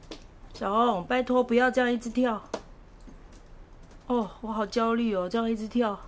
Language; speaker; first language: Chinese; native; Chinese